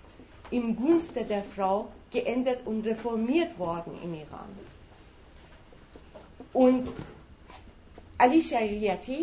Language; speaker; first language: German; non-native, fluent; Persian